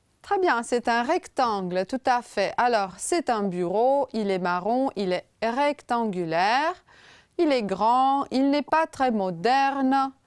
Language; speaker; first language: French; non-native, fluent; Romanian